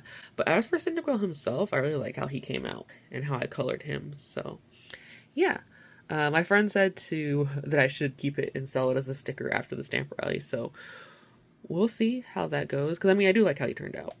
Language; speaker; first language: English; native; English